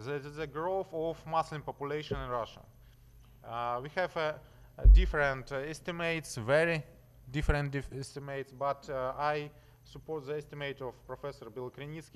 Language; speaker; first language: English; non-native, learner; Russian